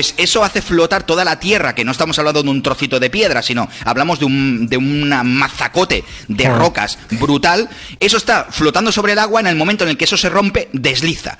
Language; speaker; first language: Spanish; native; Spanish